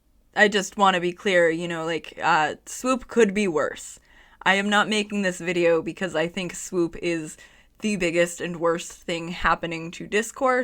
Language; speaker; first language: English; native; English